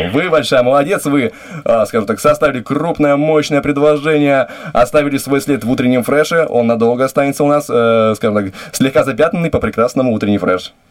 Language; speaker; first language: Russian; native; Russian